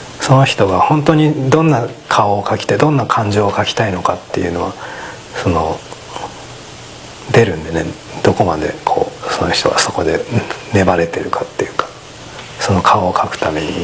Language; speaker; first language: Japanese; native; Japanese